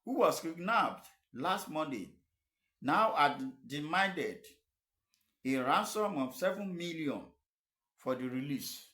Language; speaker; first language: English; non-native, local second language; Yoruba